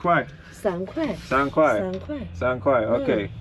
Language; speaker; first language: Chinese; non-native, learner; English